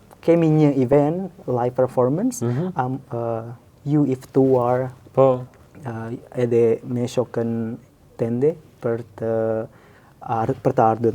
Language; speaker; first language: Albanian; non-native, learner; Indonesian